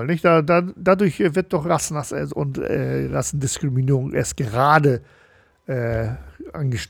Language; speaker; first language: German; native; German